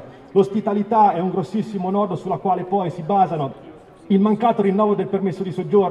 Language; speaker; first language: Italian; native; Italian